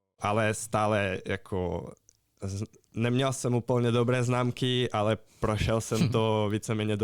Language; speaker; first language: Czech; non-native, fluent; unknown